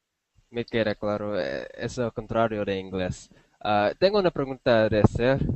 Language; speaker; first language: Spanish; non-native, learner; English